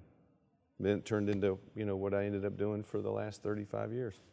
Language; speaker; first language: English; native; English